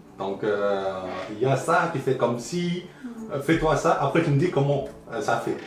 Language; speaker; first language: French; early bilingual, other home language; Arabic